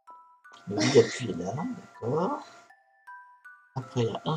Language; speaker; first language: French; native; French